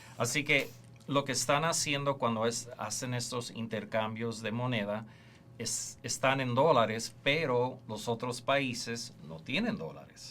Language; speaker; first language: Spanish; early bilingual, heritage; Spanish